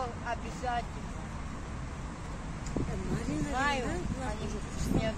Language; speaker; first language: Russian; non-native, learner; Kyrgyz